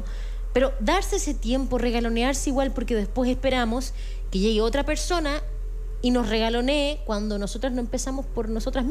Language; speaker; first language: Spanish; native; Spanish